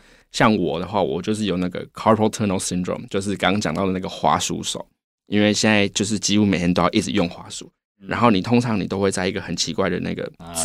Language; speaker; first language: Chinese; native; Chinese